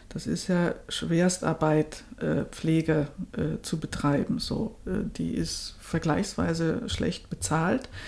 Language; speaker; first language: German; native; German